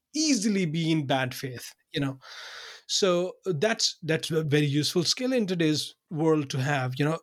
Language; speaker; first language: English; non-native, local second language; Urdu